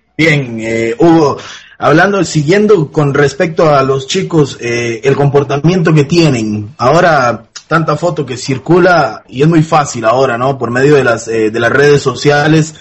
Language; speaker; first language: Spanish; native; Spanish